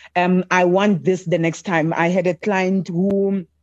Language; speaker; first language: English; non-native, local second language; Southern Sotho